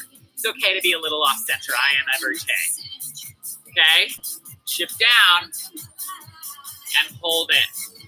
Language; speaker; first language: English; native; English